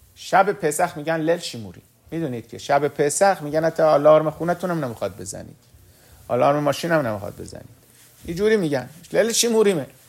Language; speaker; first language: Persian; early bilingual, heritage; Persian